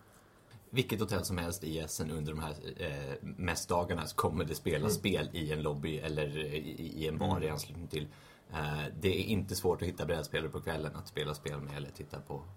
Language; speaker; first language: Swedish; native; Swedish